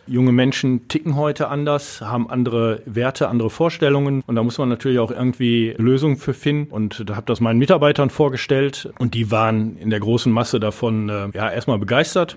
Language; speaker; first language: German; native; German